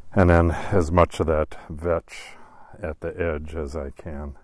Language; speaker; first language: English; native; English